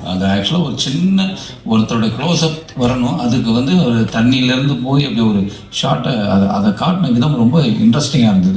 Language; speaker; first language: Tamil; native; Tamil